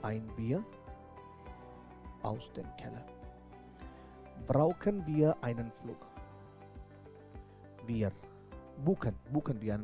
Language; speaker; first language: German; non-native, fluent; Hindi